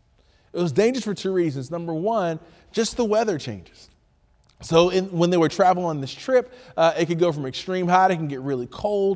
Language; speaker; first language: English; native; English